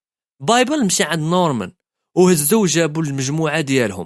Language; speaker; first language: Arabic; native; Arabic